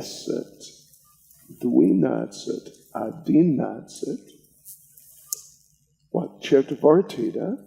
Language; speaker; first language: Russian; non-native, learner; English